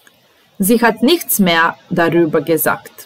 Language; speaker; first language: German; non-native, fluent; Serbian